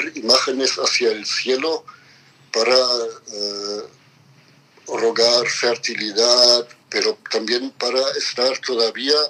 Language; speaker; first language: Spanish; non-native, fluent; German